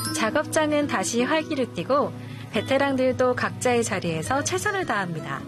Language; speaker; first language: Korean; native; Korean